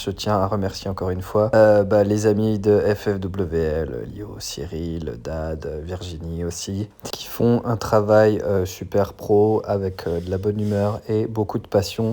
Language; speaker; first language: French; native; French